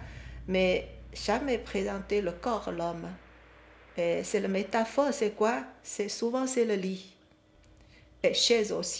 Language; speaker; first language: French; non-native, fluent; Chinese